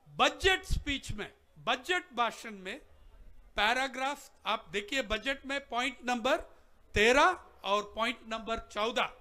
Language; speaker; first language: Hindi; non-native, local second language; Telugu